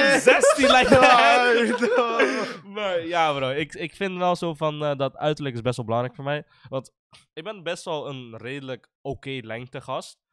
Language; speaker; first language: Dutch; early bilingual, other home language; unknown